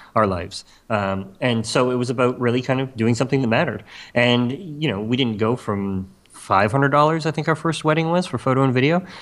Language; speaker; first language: English; native; English